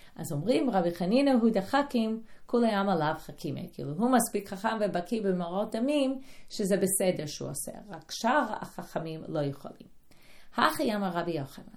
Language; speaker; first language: Hebrew; non-native, fluent; English